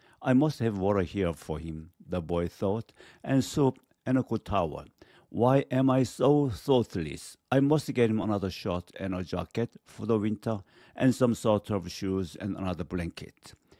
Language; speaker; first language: English; non-native, fluent; Korean